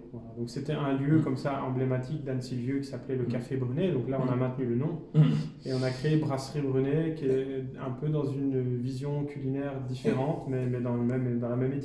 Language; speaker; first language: French; native; French